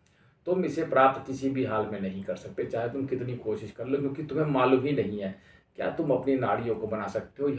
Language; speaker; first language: Hindi; native; Hindi